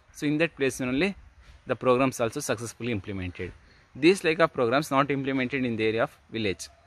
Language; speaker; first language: English; non-native, local second language; Kannada